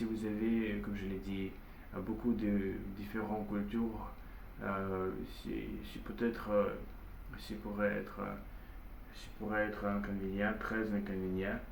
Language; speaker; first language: French; non-native, learner; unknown